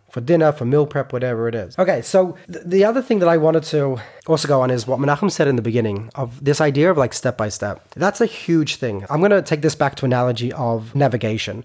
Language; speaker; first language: English; non-native, fluent; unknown